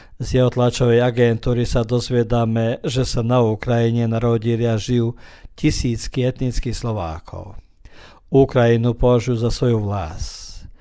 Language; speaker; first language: Slovak; early bilingual, heritage; Slovak